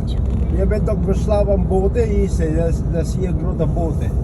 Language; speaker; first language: Dutch; non-native, learner; Filipino